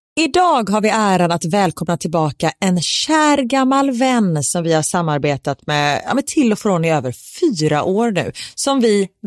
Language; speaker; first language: Swedish; native; Swedish